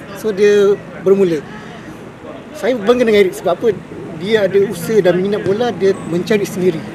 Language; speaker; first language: Malay; native; Malay